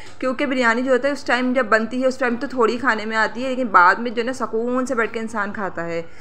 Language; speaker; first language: Hindi; native; Hindi